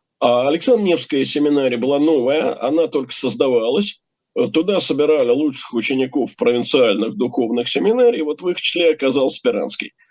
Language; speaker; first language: Russian; native; Russian